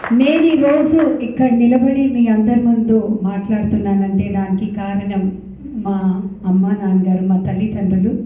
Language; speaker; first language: Telugu; non-native, local second language; Hindi